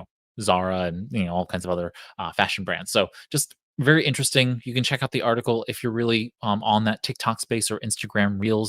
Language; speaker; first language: English; native; English